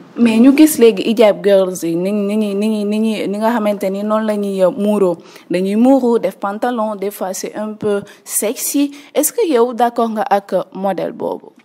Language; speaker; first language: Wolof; native; Wolof